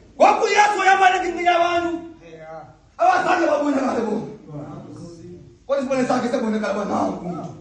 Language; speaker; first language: Zulu; non-native, local second language; Xhosa